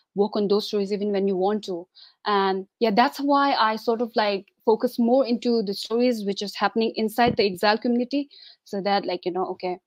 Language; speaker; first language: English; non-native, local second language; Tibetan